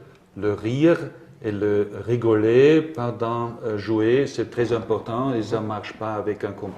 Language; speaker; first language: French; non-native, learner; German